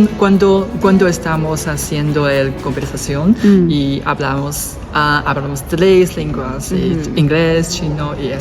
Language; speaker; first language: Spanish; non-native, learner; Chinese